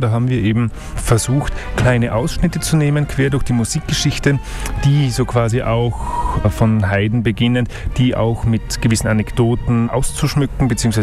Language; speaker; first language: German; native; German